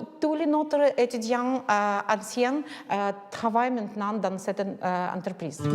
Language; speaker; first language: French; non-native, learner; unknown